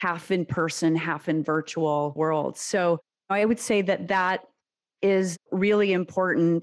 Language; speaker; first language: English; early bilingual, other home language; Serbian